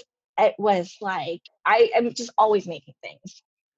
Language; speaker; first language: English; non-native, local second language; Cantonese